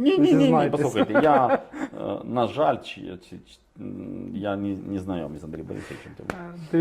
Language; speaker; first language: Ukrainian; non-native, fluent; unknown